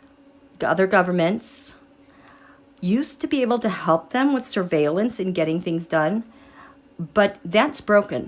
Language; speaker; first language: English; native; English